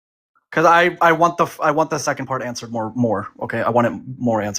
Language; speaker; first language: English; early bilingual, heritage; Punjabi